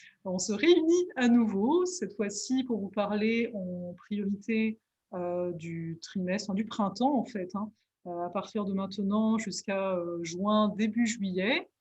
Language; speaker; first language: French; native; French